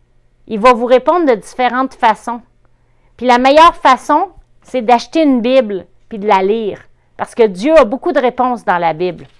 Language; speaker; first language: French; native; French